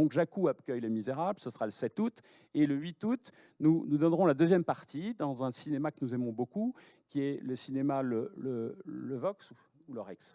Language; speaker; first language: French; native; French